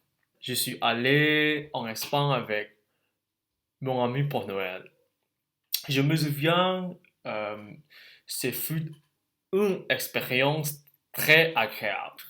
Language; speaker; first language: French; non-native, learner; Indonesian